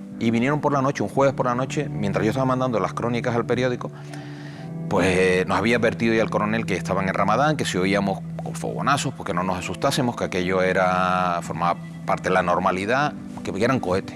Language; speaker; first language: Spanish; native; Spanish